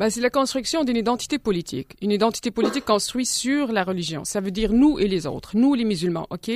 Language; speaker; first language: French; non-native, local second language; Arabic